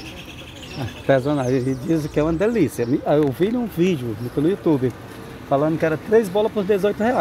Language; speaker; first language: Portuguese; native; Portuguese